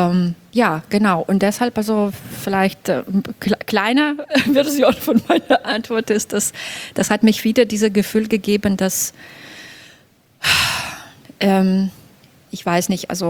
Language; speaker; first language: German; non-native, fluent; Belarusian